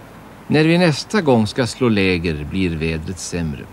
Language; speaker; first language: Swedish; native; Swedish